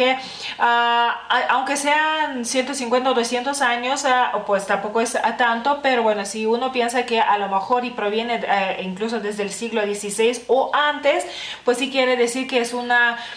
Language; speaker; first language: Spanish; non-native, fluent; Lithuanian